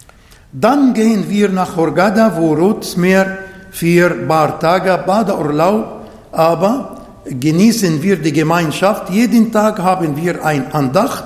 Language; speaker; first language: German; non-native, learner; Arabic